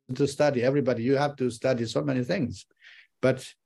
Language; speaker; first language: English; non-native, fluent; Chinese